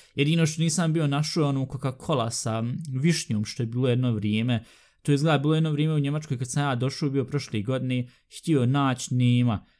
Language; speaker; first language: Bosnian; early bilingual, heritage; Bosnian